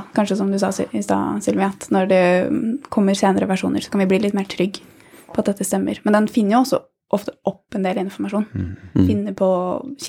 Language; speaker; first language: Norwegian; native; Norwegian